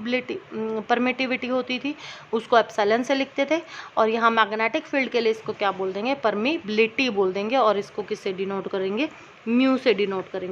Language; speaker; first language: Hindi; native; Hindi